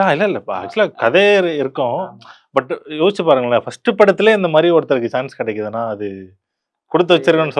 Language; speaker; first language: Tamil; native; Tamil